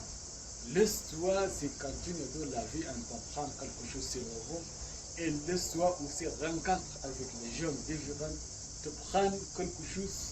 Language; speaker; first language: French; non-native, learner; Arabic